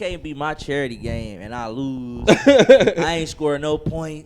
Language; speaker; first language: English; native; English